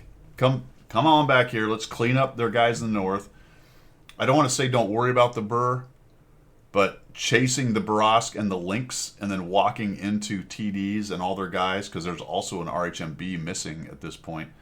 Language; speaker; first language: English; native; English